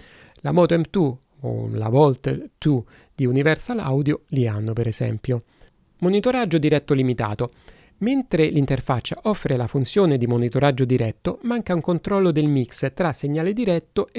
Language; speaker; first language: Italian; native; Italian